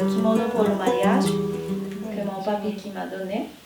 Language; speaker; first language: French; non-native, fluent; Japanese